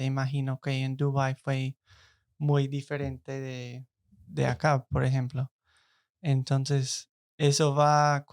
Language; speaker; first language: Spanish; non-native, learner; English